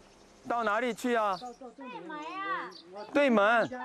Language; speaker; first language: Chinese; non-native, fluent; Korean